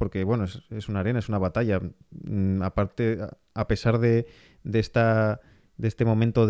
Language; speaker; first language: Spanish; native; Spanish